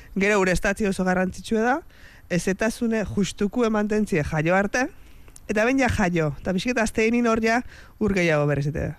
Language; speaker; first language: Basque; native; Basque